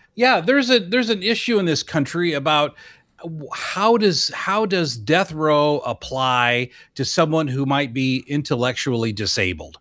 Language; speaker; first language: English; native; English